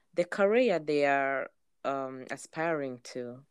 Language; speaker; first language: English; non-native, local second language; Kinyarwanda